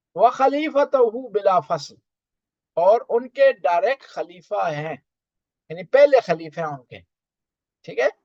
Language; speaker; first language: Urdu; non-native, local second language; Punjabi